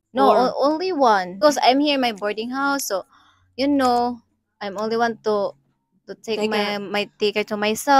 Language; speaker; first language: English; non-native, learner; Cebuano